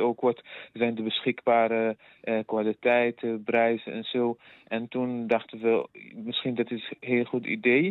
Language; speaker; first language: Dutch; non-native, fluent; Arabic